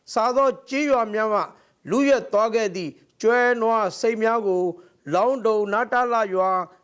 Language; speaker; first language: Burmese; non-native, local second language; Rohingya